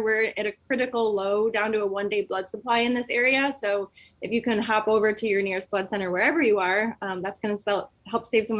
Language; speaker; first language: English; native; English